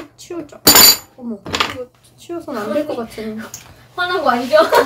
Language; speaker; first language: Korean; non-native, fluent; Japanese